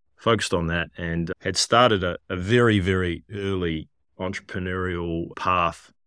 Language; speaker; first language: English; native; English